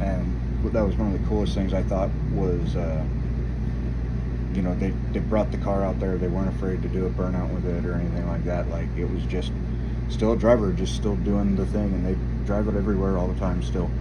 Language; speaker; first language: English; native; English